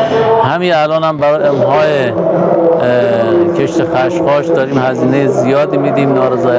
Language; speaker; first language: Persian; native; Persian